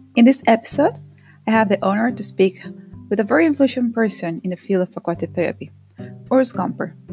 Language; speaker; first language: English; non-native, fluent; Spanish